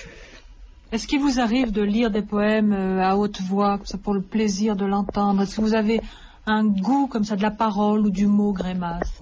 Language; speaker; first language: French; native; French